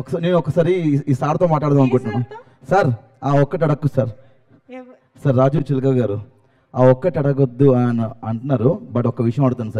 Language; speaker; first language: Telugu; native; Telugu